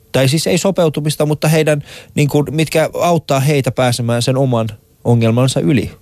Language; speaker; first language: Finnish; early bilingual, other home language; Persian